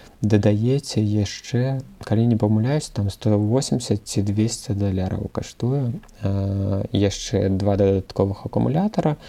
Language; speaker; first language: Belarusian; non-native, local second language; Russian